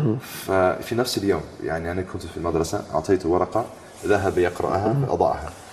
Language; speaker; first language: Arabic; non-native, fluent; English